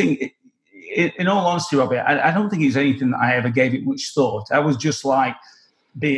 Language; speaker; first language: English; native; English